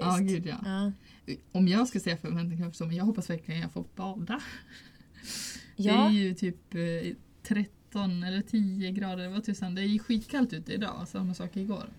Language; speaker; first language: Swedish; native; Swedish